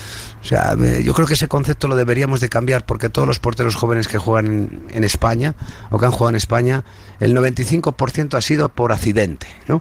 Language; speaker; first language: Spanish; native; Spanish